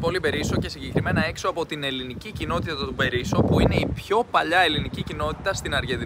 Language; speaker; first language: Greek; native; Greek